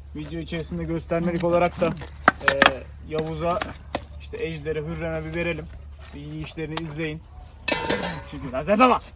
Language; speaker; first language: Turkish; native; Turkish